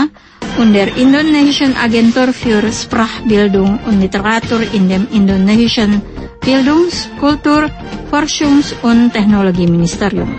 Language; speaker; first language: German; non-native, fluent; Indonesian